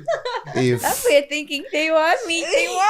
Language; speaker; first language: English; non-native, local second language; Swati